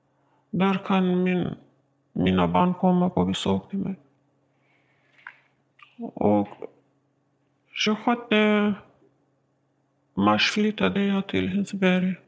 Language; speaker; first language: Swedish; non-native, learner; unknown